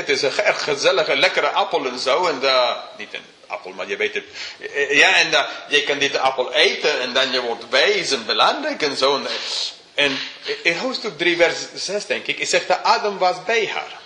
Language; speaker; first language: Dutch; non-native, fluent; English